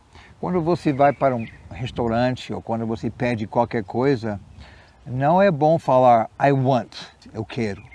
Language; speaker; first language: Portuguese; non-native, fluent; English